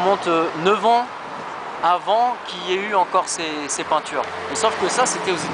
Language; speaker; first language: French; native; French